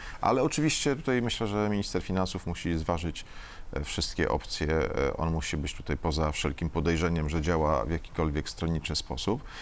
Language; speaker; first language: Polish; native; Polish